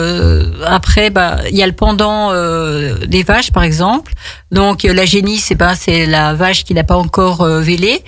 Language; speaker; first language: French; native; French